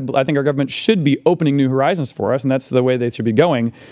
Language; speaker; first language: English; native; English